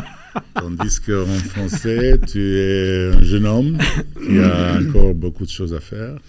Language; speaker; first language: French; non-native, fluent; Albanian